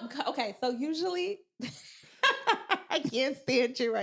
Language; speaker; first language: English; native; English